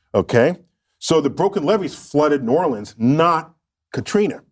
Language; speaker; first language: English; native; English